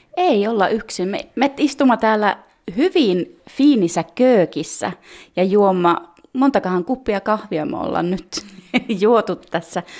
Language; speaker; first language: Finnish; early bilingual, heritage; Finnish